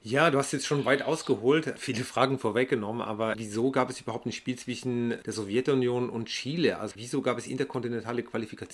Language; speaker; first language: German; native; German